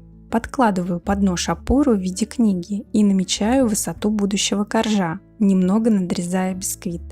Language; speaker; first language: Russian; native; Russian